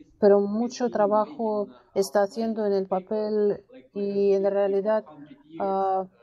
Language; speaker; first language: Spanish; non-native, learner; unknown